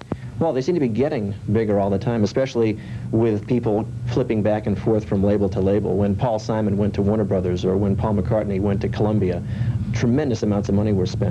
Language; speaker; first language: English; native; English